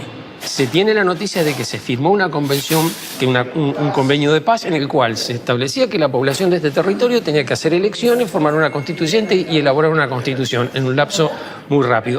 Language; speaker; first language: Spanish; native; Spanish